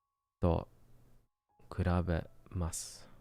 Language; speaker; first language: Japanese; non-native, learner; English